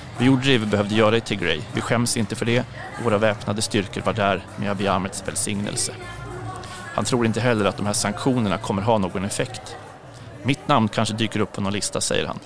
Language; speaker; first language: Swedish; native; Swedish